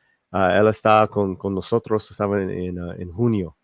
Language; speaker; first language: Spanish; early bilingual, heritage; Spanish